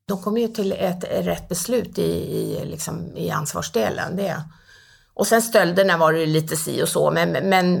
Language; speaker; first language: Swedish; native; Swedish